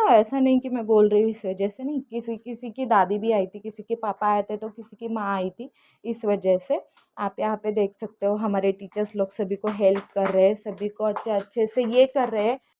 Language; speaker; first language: Hindi; non-native, local second language; Marathi